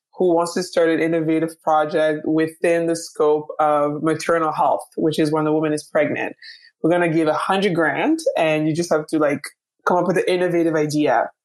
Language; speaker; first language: English; early bilingual, other home language; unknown